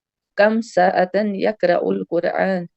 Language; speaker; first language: Arabic; non-native, learner; Urdu